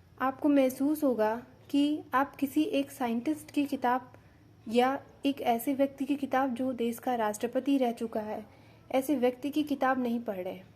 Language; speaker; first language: Hindi; native; Hindi